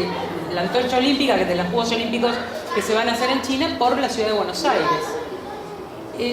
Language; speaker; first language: Spanish; native; Spanish